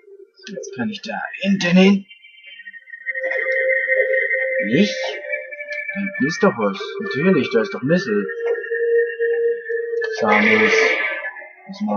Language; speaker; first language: German; native; German